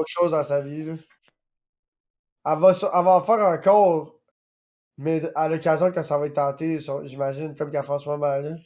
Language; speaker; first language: French; native; French